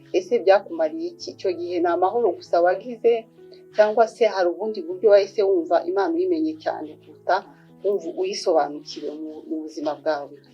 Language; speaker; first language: Kinyarwanda; native; Kinyarwanda